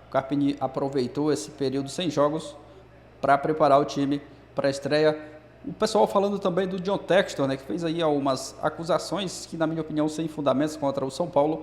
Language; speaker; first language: Portuguese; native; Portuguese